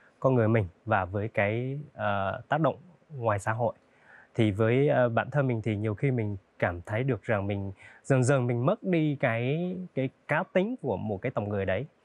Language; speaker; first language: Vietnamese; non-native, local second language; Hmong